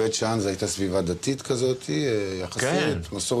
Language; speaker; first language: Hebrew; native; Hebrew